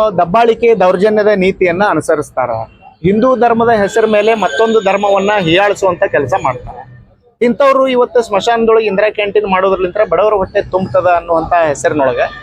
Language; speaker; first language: Kannada; native; Kannada